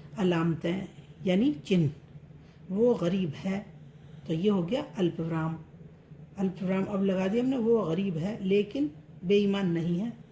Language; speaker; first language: Hindi; native; Hindi